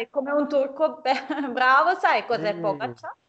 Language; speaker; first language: Italian; non-native, fluent; Serbian